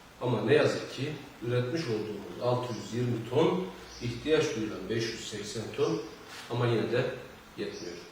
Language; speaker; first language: Turkish; native; Turkish